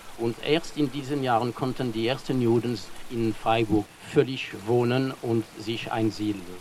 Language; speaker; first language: German; non-native, fluent; French